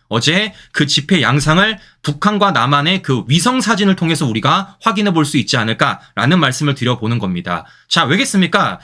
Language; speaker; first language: Korean; native; Korean